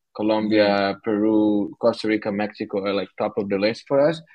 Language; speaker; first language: English; non-native, fluent; Portuguese